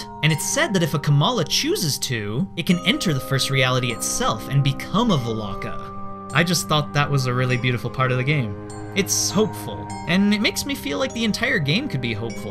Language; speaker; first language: English; native; English